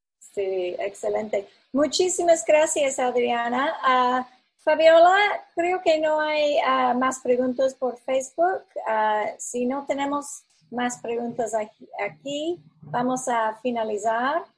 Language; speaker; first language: Spanish; non-native, fluent; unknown